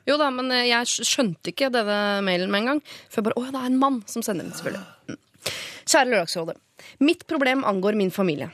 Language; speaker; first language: Norwegian; native; Norwegian